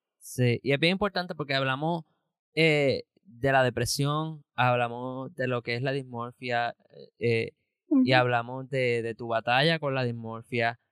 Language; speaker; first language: Spanish; native; Spanish